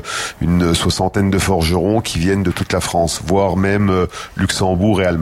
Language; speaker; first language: French; native; French